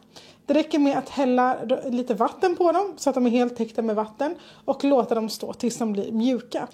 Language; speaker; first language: Swedish; native; Swedish